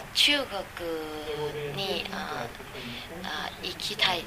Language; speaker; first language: Japanese; non-native, learner; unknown